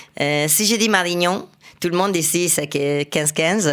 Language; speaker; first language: French; non-native, fluent; Italian